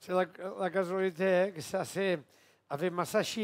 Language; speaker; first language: French; non-native, fluent; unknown